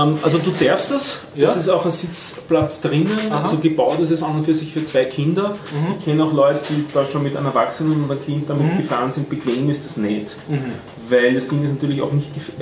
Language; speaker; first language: German; native; German